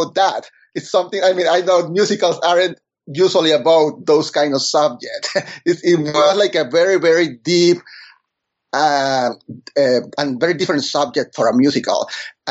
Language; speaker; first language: English; non-native, fluent; Spanish